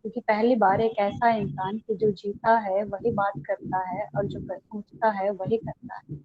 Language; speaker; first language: Hindi; non-native, local second language; Gujarati